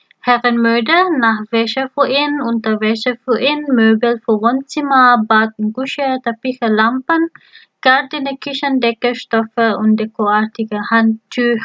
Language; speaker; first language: German; non-native, fluent; Indonesian